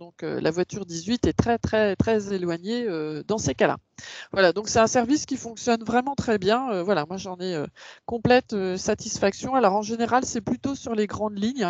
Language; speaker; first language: French; native; French